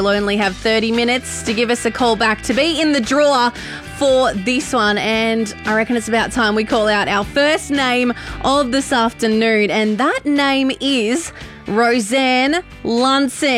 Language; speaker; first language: English; native; English